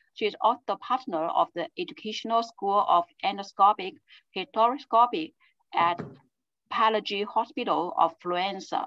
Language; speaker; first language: English; non-native, fluent; Chinese